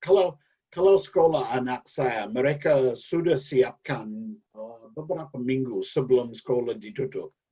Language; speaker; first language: Indonesian; non-native, learner; English